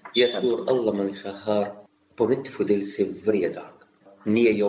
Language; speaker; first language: Swedish; non-native, learner; Arabic